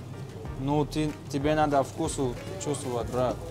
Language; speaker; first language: Russian; non-native, learner; Tajik